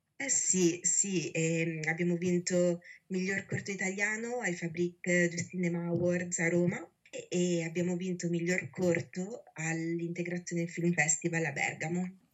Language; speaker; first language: Italian; native; Italian